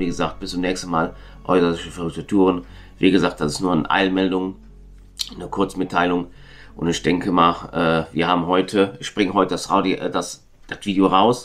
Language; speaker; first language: German; native; German